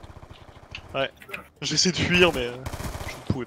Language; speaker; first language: French; native; French